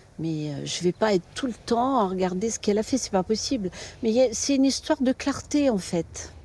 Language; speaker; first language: French; native; French